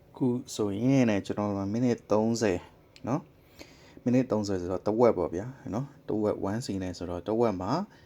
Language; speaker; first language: Burmese; native; Burmese